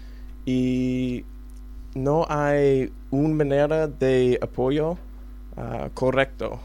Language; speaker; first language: Spanish; non-native, learner; English